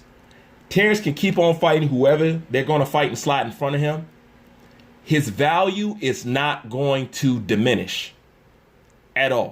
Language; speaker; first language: English; native; English